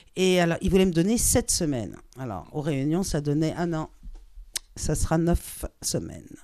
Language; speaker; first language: French; native; French